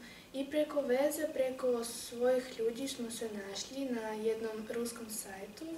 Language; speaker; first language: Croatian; non-native, fluent; Russian